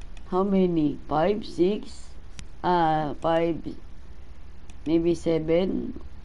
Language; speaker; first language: English; non-native, local second language; Filipino